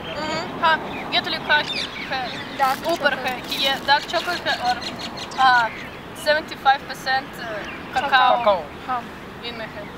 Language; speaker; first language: Hindi; non-native, learner; Russian